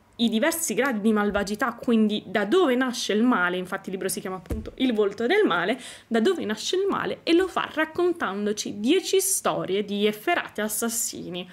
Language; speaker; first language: Italian; native; Italian